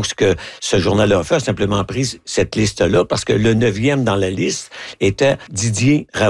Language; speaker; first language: French; native; French